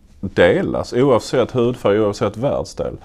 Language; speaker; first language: Swedish; native; Swedish